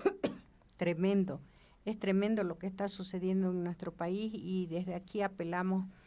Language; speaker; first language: Spanish; native; Spanish